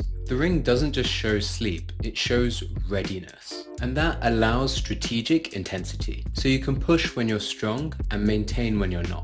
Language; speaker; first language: English; native; English